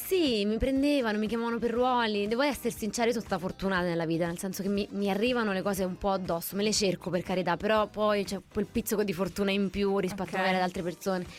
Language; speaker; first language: Italian; native; Italian